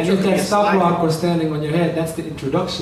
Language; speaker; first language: English; non-native, fluent; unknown